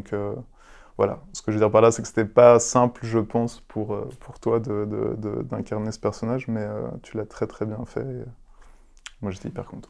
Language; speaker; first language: French; native; French